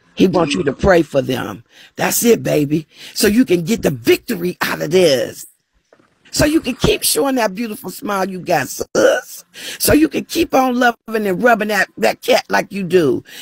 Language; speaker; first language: English; native; English